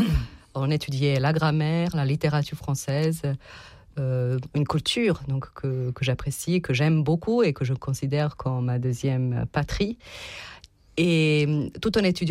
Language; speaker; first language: French; non-native, fluent; Serbian